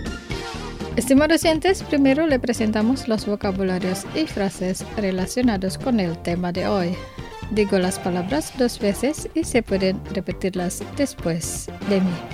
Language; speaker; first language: Spanish; non-native, fluent; Indonesian